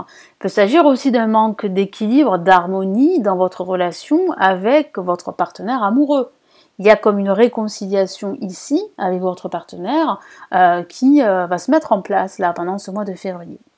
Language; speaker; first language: French; native; French